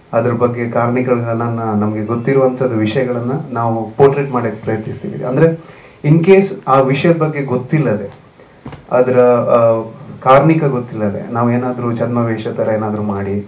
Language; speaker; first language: Kannada; non-native, local second language; Tulu